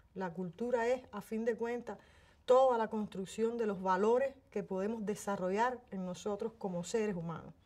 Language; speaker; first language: Spanish; native; Spanish